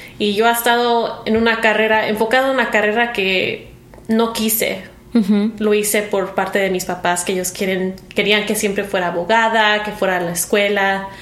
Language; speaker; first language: Spanish; early bilingual, heritage; Spanish